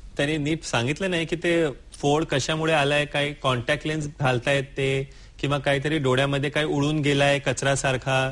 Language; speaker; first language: Marathi; non-native, local second language; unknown